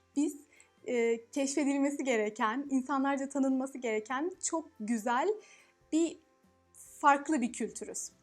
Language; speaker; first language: Turkish; early bilingual, heritage; Arabic